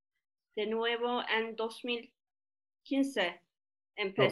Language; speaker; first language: Spanish; non-native, fluent; Turkish